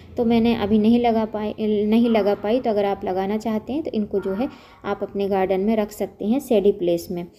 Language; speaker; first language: Hindi; non-native, local second language; Gujarati